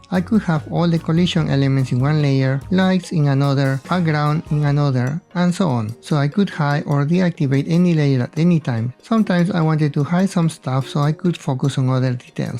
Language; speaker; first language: English; non-native, fluent; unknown